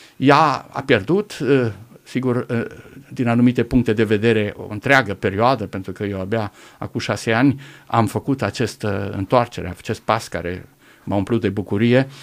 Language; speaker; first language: Romanian; non-native, local second language; German